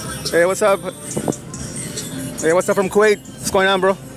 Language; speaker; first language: English; early bilingual, other home language; Spanish